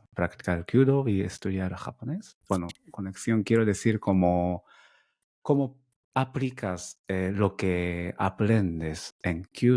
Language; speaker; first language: Spanish; non-native, fluent; Japanese